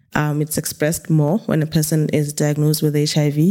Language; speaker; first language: English; non-native, local second language; Tswana